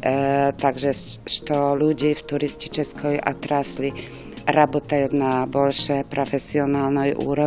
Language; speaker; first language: Russian; non-native, fluent; German